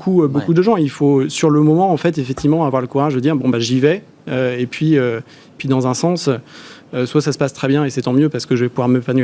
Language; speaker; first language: French; native; French